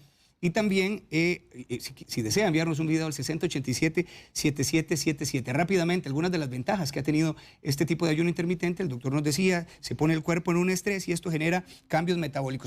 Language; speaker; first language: Spanish; native; Spanish